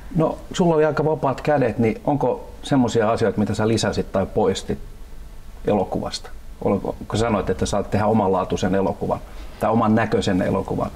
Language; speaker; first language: Finnish; native; Finnish